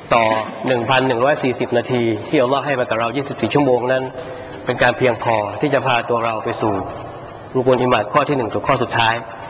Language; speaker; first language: Thai; non-native, local second language; Pattani Malay